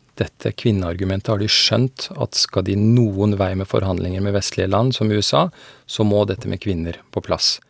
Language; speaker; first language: Norwegian; early bilingual, other home language; Persian